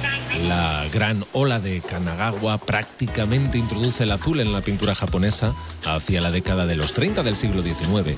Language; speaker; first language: Spanish; native; Spanish